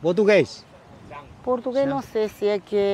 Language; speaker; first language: Portuguese; non-native, local second language; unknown